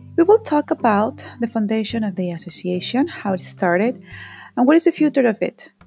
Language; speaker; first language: English; non-native, fluent; Spanish